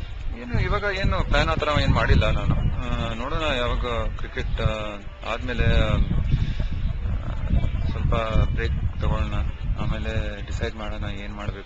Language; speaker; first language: Kannada; non-native, local second language; Marathi